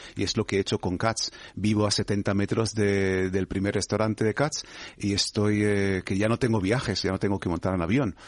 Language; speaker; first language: Spanish; non-native, fluent; Hebrew